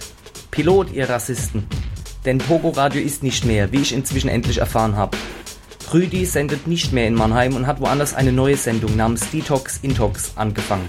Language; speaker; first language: German; native; German